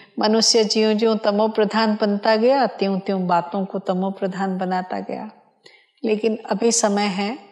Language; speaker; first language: Hindi; non-native, local second language; Odia